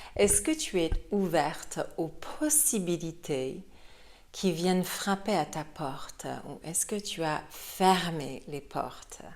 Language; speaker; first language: French; non-native, fluent; English